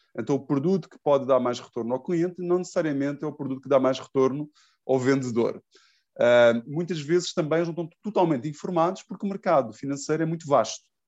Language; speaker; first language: Portuguese; native; Portuguese